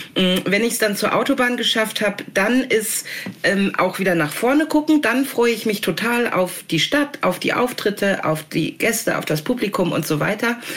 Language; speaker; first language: German; native; German